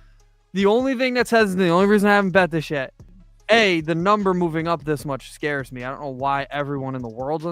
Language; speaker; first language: English; native; English